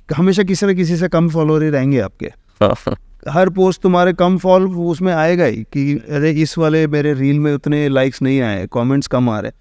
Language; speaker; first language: Hindi; native; Hindi